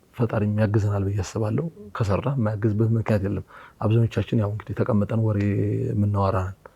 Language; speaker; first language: Amharic; native; Amharic